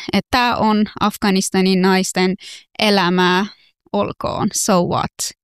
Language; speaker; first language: Finnish; non-native, fluent; Persian